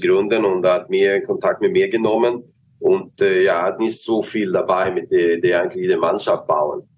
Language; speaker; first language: German; non-native, fluent; Swedish